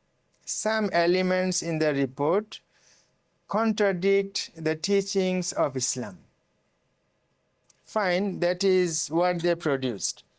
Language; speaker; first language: English; non-native, local second language; Bangla